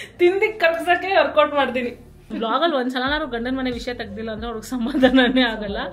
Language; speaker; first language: Kannada; native; Kannada